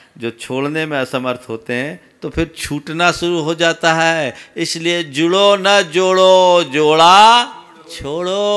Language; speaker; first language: Hindi; native; Hindi